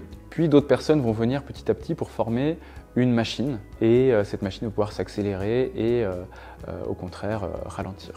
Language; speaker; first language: French; native; French